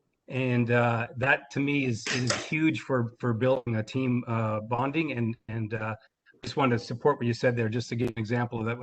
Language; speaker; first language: English; native; English